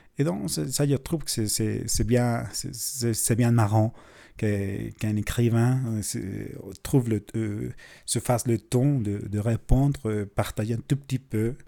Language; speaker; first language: French; non-native, fluent; Spanish